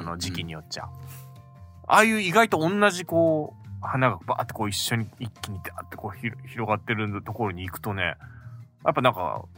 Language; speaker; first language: Japanese; native; Japanese